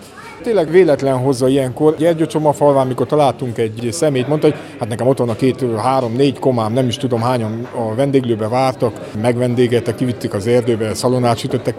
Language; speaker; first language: Hungarian; native; Hungarian